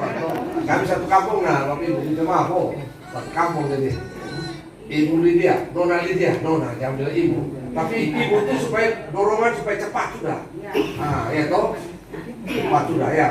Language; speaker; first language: Indonesian; native; Indonesian